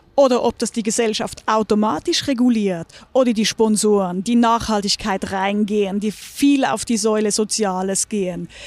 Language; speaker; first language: German; native; German